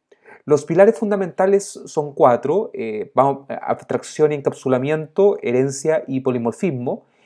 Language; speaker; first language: Spanish; native; Spanish